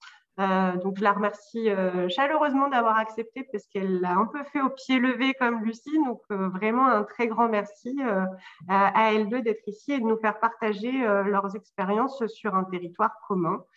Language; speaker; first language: French; native; French